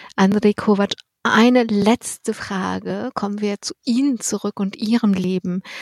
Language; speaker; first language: German; native; German